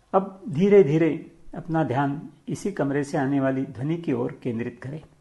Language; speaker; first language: Hindi; non-native, local second language; Marathi